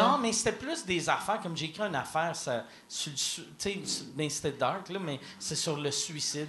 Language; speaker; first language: French; native; French